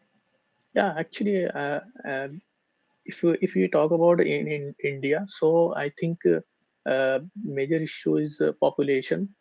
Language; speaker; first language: English; non-native, learner; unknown